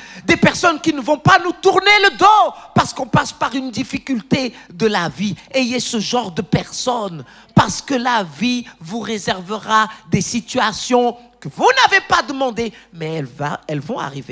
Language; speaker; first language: French; native; French